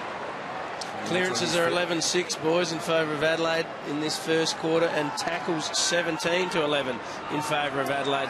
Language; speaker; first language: English; native; English